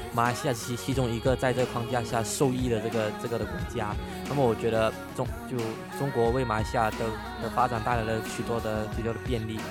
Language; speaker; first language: Chinese; non-native, local second language; Cantonese